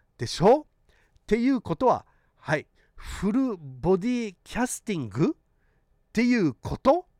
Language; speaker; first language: Japanese; early bilingual, heritage; Japanese